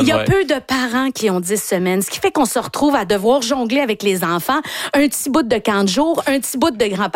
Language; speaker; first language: French; native; French